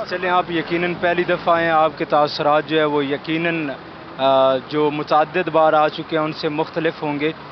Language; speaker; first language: Urdu; native; Urdu